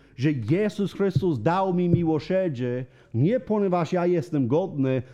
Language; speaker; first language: Polish; non-native, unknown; English